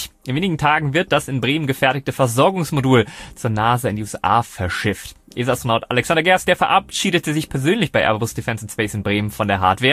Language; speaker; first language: German; native; German